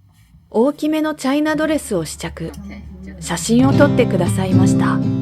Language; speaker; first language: Japanese; native; Japanese